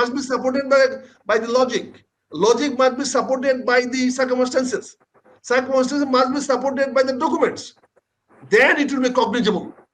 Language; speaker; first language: English; non-native, local second language; Bangla